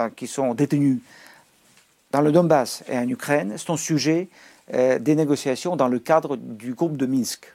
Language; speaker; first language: French; non-native, fluent; Russian